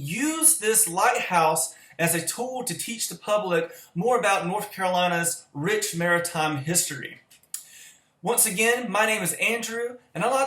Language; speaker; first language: English; native; English